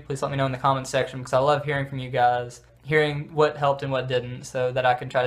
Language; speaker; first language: English; native; English